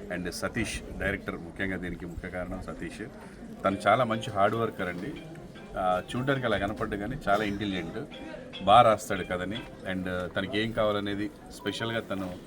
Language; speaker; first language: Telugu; native; Telugu